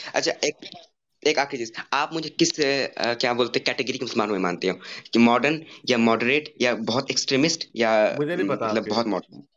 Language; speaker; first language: Hindi; native; Hindi